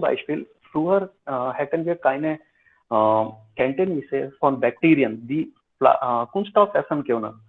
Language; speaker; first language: German; non-native, fluent; Hindi